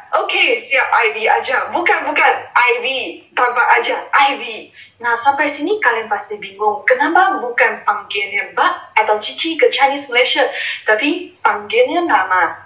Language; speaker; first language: Indonesian; non-native, fluent; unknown